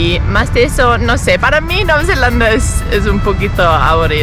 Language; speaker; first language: Spanish; non-native, learner; English